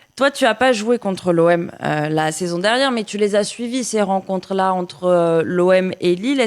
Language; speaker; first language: French; native; French